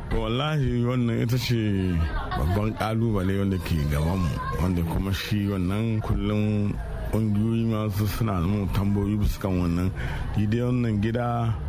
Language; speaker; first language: Hausa; native; Hausa